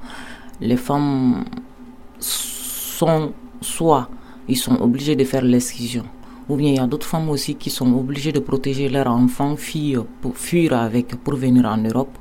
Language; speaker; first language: French; non-native, local second language; Bambara